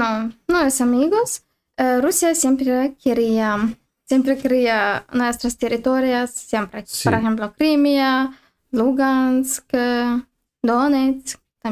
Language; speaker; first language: Spanish; non-native, learner; Ukrainian